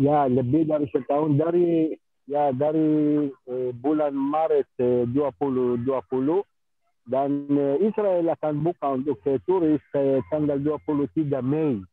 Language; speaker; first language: Indonesian; non-native, fluent; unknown